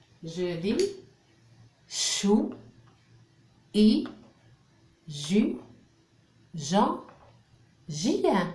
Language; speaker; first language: French; non-native, local second language; Arabic